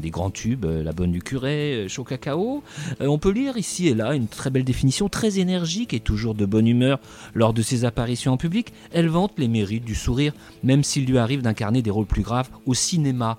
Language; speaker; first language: French; native; French